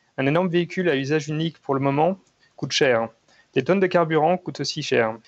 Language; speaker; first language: French; native; French